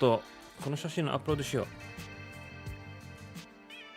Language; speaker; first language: Japanese; non-native, learner; English